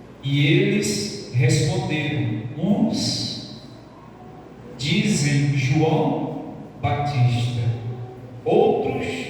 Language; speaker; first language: Portuguese; native; Portuguese